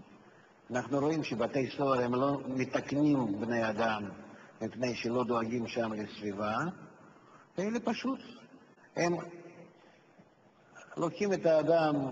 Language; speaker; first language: Hebrew; non-native, fluent; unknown